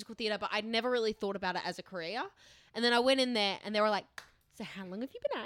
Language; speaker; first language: English; native; English